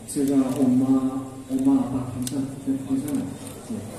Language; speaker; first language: Korean; non-native, learner; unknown